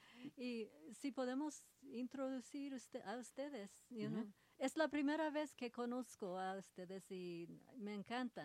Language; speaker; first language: Spanish; early bilingual, heritage; Spanish